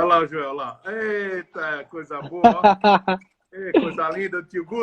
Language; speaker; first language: Portuguese; native; Portuguese